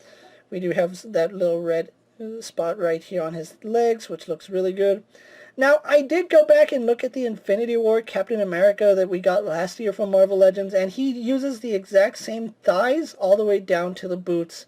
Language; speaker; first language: English; native; English